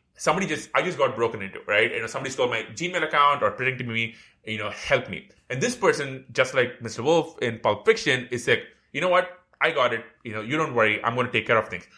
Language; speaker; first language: English; non-native, local second language; Tamil